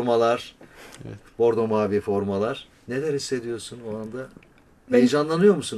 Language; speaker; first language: Turkish; native; Turkish